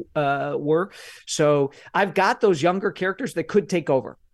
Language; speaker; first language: English; native; English